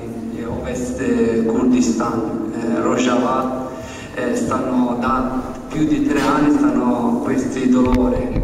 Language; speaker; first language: Italian; non-native, learner; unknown